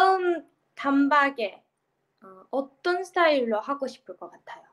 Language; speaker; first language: Korean; non-native, learner; Turkish